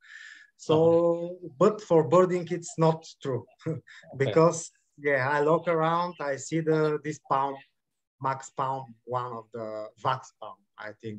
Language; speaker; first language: English; non-native, learner; Bulgarian